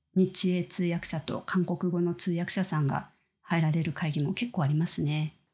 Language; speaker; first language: Japanese; native; Japanese